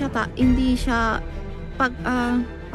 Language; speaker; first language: Filipino; non-native, learner; Chinese